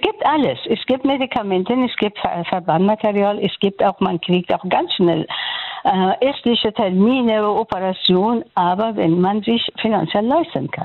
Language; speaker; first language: German; non-native, fluent; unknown